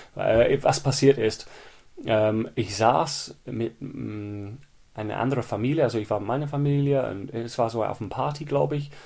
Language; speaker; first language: German; non-native, fluent; English